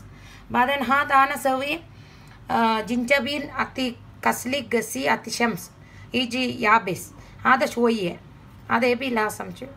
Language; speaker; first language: Arabic; non-native, learner; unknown